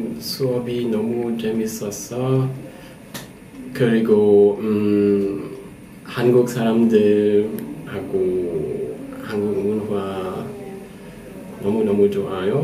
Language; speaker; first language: Korean; non-native, learner; German